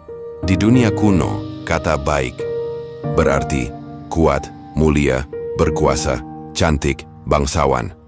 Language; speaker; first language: Indonesian; native; Indonesian